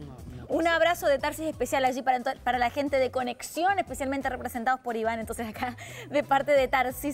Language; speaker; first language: Spanish; native; Spanish